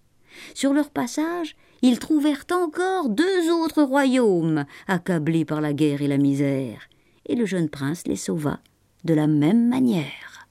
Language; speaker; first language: French; native; French